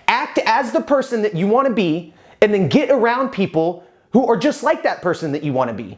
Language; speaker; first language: English; native; English